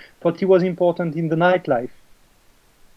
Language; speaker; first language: English; non-native, fluent; French